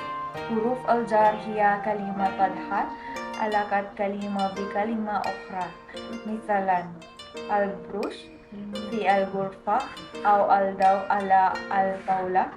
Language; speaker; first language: Arabic; non-native, learner; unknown